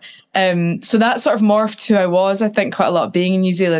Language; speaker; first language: English; native; English